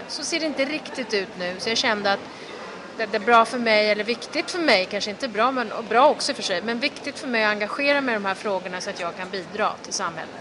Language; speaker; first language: Swedish; early bilingual, other home language; Kurdish